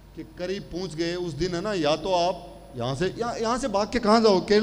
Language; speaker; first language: Hindi; native; Hindi